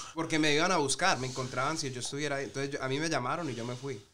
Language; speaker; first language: Spanish; early bilingual, heritage; Spanish